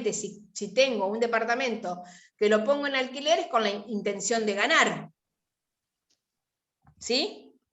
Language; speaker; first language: Spanish; native; Spanish